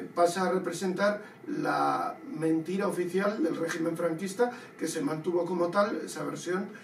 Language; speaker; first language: Spanish; non-native, local second language; Basque